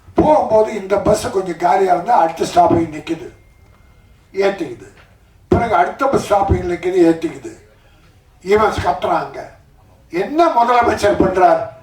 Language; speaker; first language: Tamil; native; Tamil